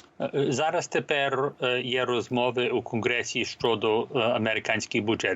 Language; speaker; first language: Ukrainian; early bilingual, heritage; Ukrainian